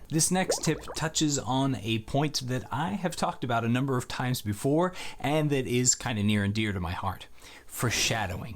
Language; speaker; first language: English; native; English